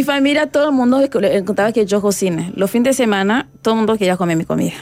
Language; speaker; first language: Spanish; non-native, fluent; Rundi